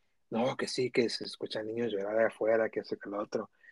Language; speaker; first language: Spanish; early bilingual, heritage; Spanish